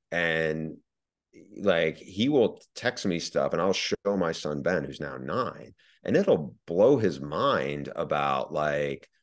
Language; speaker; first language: English; native; English